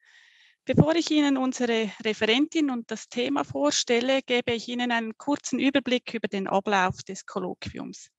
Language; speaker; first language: German; native; German